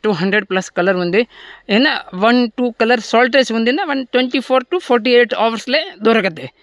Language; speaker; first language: Telugu; non-native, local second language; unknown